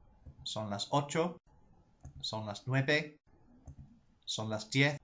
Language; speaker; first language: Spanish; non-native, fluent; English